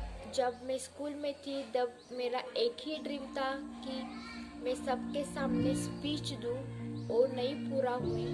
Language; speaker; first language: Hindi; non-native, local second language; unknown